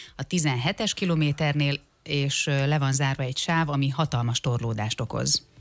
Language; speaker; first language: Hungarian; native; Hungarian